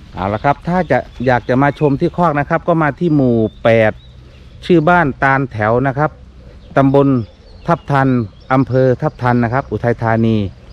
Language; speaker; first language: Thai; native; Thai